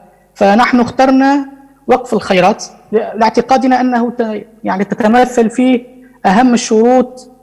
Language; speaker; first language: Arabic; native; Arabic